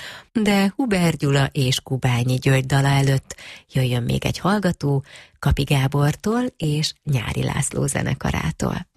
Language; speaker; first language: Hungarian; native; Hungarian